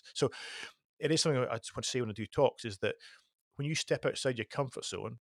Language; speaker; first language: English; native; English